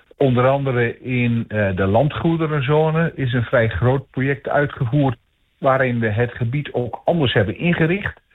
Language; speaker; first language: Dutch; native; Dutch